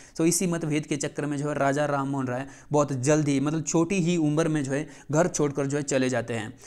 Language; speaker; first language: Hindi; native; Hindi